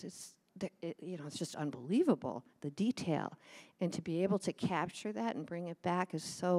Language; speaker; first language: English; native; English